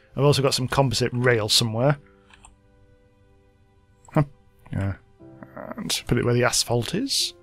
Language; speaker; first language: English; native; English